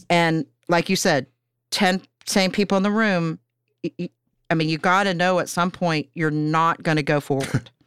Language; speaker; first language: English; native; English